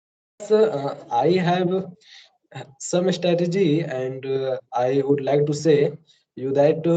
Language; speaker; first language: English; non-native, learner; Hindi